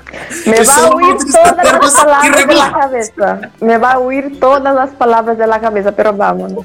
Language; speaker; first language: Spanish; non-native, fluent; Portuguese